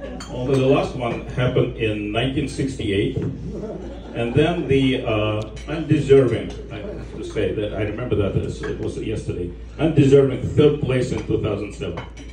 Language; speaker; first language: English; non-native, fluent; Russian